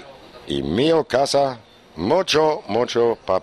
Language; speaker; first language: Spanish; non-native, learner; German